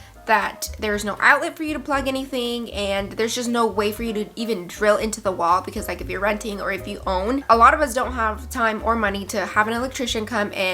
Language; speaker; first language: English; native; English